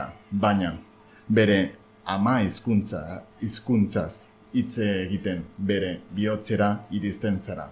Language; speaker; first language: Basque; non-native, learner; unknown